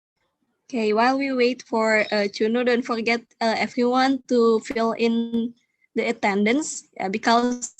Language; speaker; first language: English; non-native, fluent; Indonesian